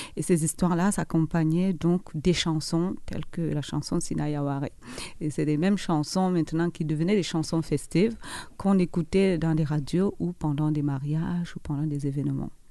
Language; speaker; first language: French; non-native, local second language; Fula